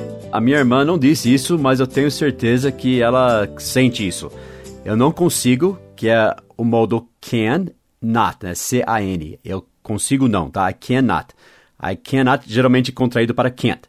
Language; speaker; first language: Portuguese; non-native, fluent; English